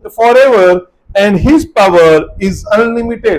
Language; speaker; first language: English; non-native, local second language; Marathi